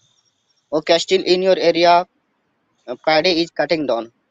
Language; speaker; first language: English; non-native, learner; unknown